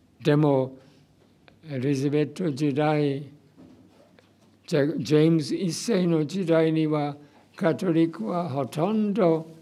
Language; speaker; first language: Japanese; non-native, fluent; English